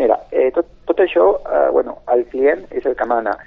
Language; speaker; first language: Catalan; non-native, local second language; Spanish